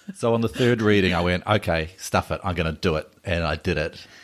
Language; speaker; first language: English; native; English